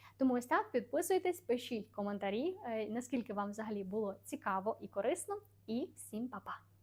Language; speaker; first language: Ukrainian; non-native, local second language; Russian